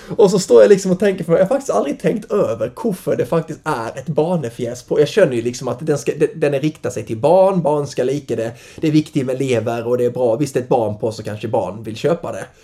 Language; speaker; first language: Swedish; native; Swedish